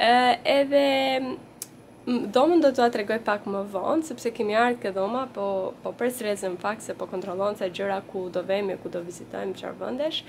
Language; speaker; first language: Albanian; early bilingual, heritage; Albanian